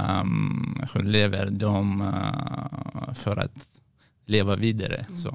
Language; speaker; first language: Swedish; non-native, learner; Russian